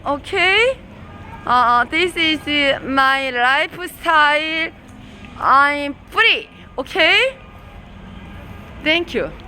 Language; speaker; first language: English; non-native, learner; Korean